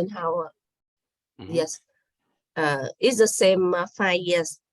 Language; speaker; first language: English; non-native, learner; Vietnamese